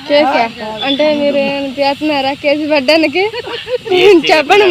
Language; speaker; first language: Telugu; native; Telugu